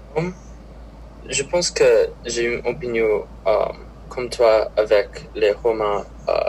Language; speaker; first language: French; non-native, learner; English